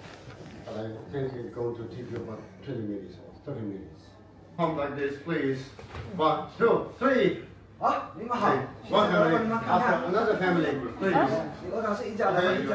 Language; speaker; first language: English; non-native, fluent; Chinese